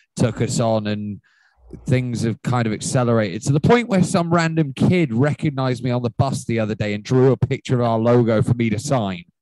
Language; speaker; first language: English; native; English